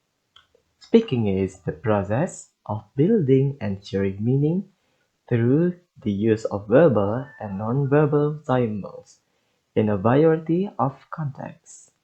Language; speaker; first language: English; non-native, learner; Indonesian